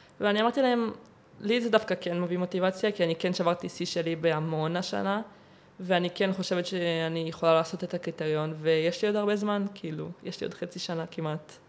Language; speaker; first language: Hebrew; native; Hebrew